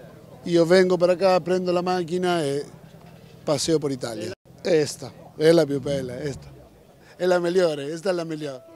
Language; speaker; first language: Italian; non-native, learner; Spanish